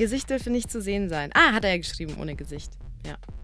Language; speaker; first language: German; native; German